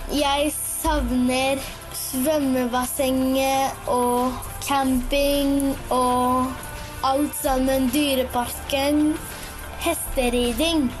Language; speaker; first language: Norwegian; early bilingual, heritage; Japanese